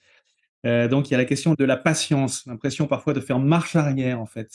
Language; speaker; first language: French; native; French